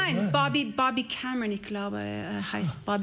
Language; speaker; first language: German; non-native, learner; English